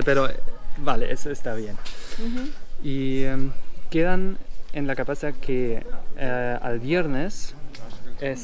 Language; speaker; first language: Spanish; non-native, learner; German